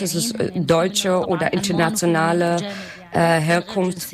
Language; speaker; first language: German; non-native, learner; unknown